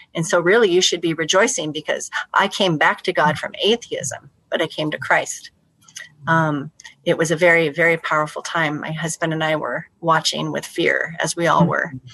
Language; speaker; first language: English; native; English